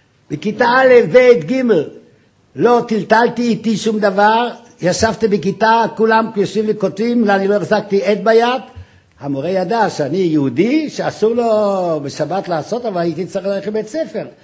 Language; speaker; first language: Hebrew; non-native, fluent; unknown